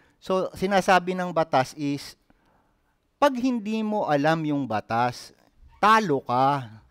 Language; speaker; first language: Filipino; native; Filipino